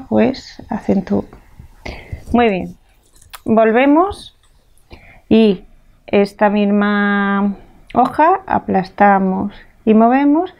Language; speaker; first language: Spanish; native; Spanish